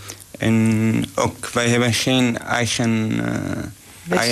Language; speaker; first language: Dutch; non-native, learner; Arabic